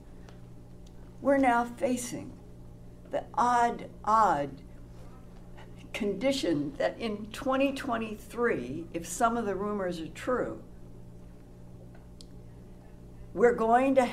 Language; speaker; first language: English; native; English